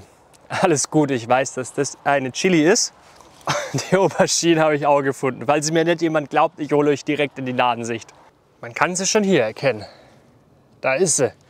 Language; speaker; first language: German; native; German